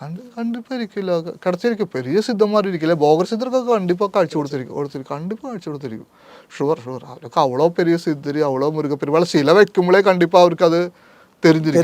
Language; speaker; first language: Tamil; non-native, local second language; Malayalam